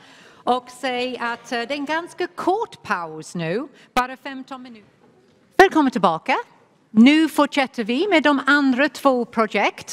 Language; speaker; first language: Swedish; non-native, fluent; English